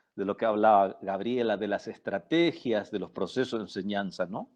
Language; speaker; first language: Spanish; non-native, local second language; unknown